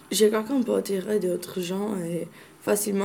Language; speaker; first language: French; non-native, learner; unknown